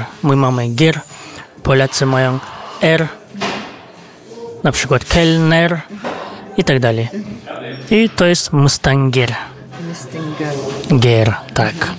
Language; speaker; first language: Polish; non-native, fluent; Kazakh